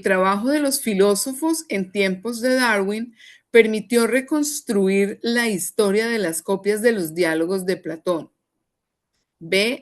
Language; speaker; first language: Spanish; native; Spanish